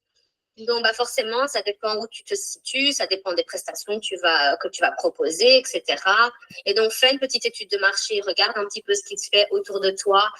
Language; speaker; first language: French; native; French